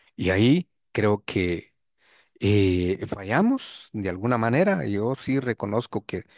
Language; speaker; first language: Spanish; non-native, local second language; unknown